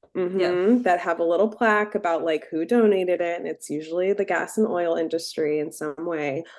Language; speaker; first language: English; native; English